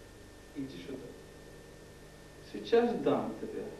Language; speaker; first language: Russian; non-native, learner; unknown